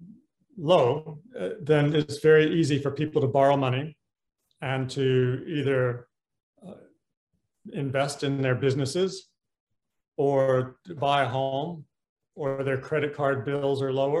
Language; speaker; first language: English; native; English